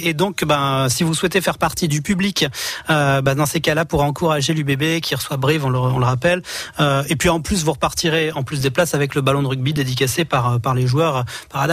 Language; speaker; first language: French; native; French